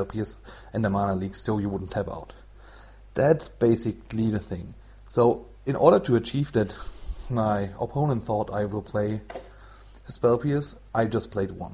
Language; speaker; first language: English; non-native, fluent; German